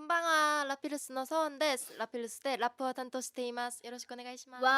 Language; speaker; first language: Japanese; non-native, learner; Korean